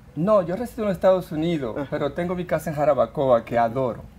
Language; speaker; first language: Spanish; early bilingual, heritage; Spanish